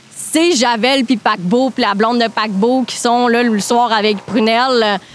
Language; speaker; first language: French; native; French